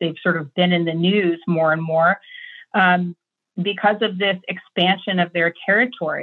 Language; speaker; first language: English; native; English